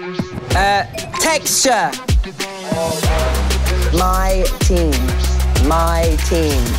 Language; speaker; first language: English; non-native, learner; Korean